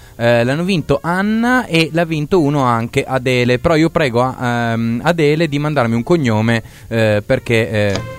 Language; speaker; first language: Italian; native; Italian